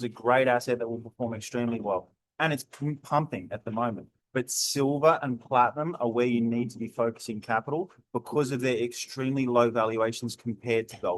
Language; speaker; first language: English; native; English